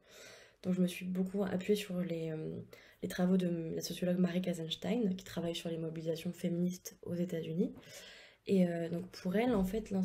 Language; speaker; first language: French; native; French